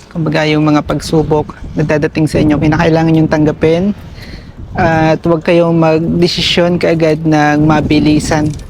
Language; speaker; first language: Filipino; native; Filipino